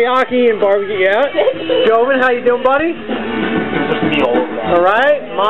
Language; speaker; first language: English; native; English